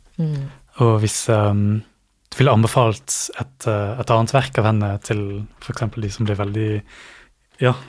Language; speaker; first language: Norwegian; native; Norwegian